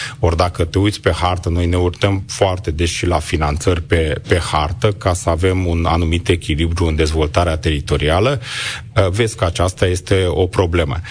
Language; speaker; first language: Romanian; non-native, local second language; Hungarian